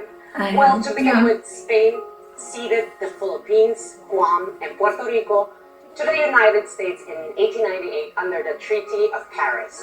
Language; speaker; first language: English; non-native, local second language; Filipino